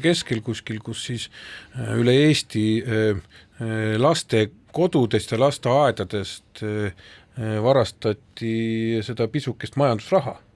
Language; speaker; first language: Estonian; native; Estonian